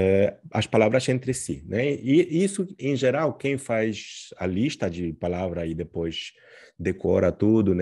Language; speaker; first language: Portuguese; non-native, fluent; Polish